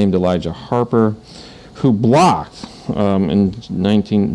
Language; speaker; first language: English; native; English